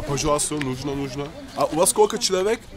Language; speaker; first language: Russian; non-native, learner; Turkish